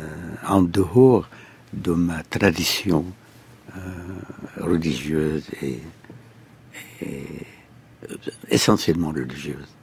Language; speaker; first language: French; non-native, fluent; Arabic